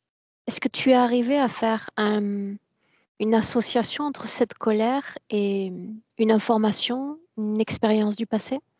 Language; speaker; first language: French; native; French